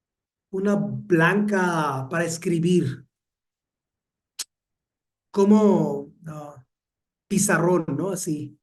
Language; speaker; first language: Spanish; non-native, learner; Hindi